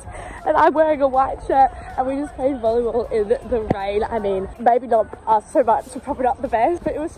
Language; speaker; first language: English; native; English